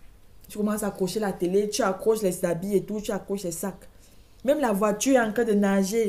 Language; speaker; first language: French; native; French